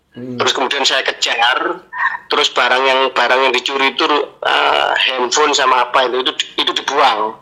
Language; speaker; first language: Indonesian; native; Indonesian